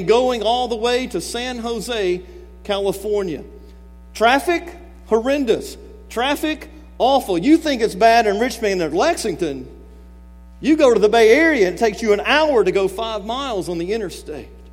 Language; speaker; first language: English; native; English